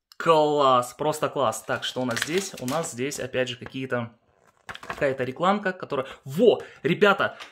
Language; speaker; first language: Russian; early bilingual, heritage; Russian